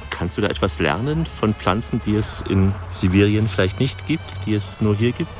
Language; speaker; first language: German; native; German